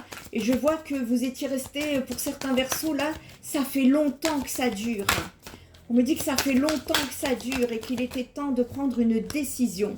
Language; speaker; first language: French; native; French